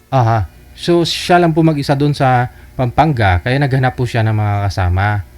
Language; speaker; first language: Filipino; native; Filipino